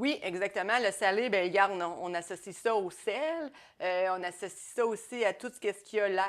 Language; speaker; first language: French; native; French